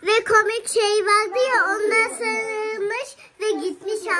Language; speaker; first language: Turkish; early bilingual, heritage; Turkish